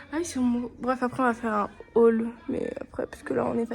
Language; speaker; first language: French; native; French